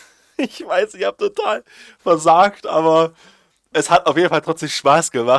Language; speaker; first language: German; native; German